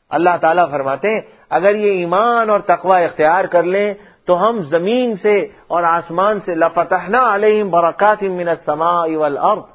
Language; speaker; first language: Urdu; non-native, local second language; Punjabi